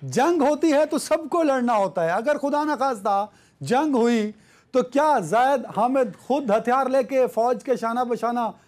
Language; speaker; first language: Urdu; native; Urdu